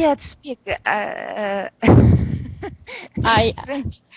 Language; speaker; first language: English; non-native, learner; Russian